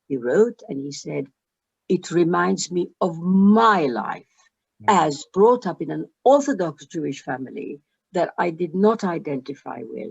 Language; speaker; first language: English; early bilingual, other home language; Arabic